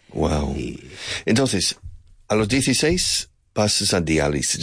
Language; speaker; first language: Spanish; non-native, fluent; English